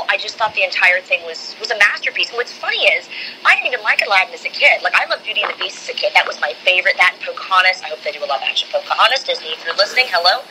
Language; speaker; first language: English; native; English